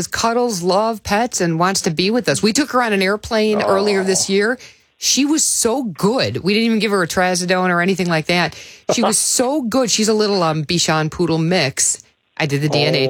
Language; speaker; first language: English; native; English